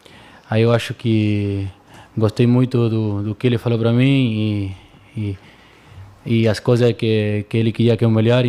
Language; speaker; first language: Portuguese; non-native, learner; Spanish